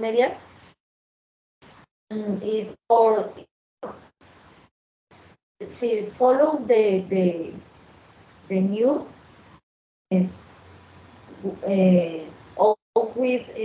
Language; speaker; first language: English; non-native, learner; Spanish